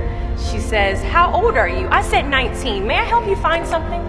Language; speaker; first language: English; native; English